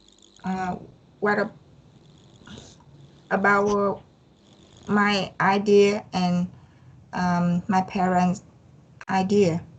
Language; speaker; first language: English; non-native, learner; Vietnamese